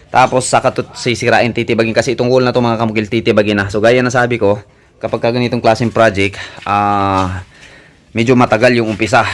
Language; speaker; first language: Filipino; non-native, local second language; Cebuano